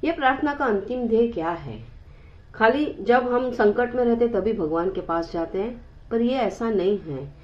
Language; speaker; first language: Hindi; non-native, local second language; Marathi